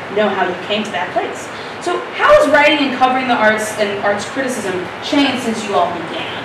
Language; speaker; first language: English; native; English